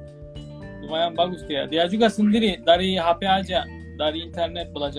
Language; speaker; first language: Indonesian; non-native, fluent; Turkish